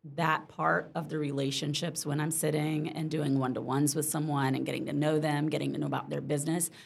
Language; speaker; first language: English; native; English